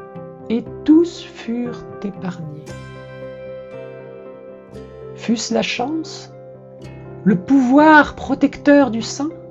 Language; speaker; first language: French; native; French